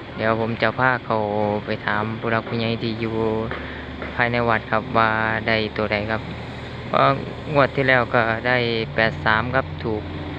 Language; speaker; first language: Thai; native; Thai